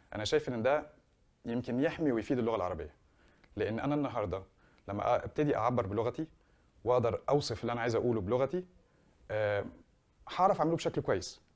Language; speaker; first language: Arabic; native; Arabic